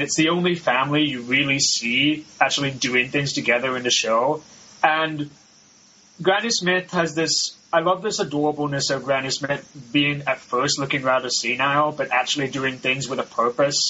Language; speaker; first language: English; native; English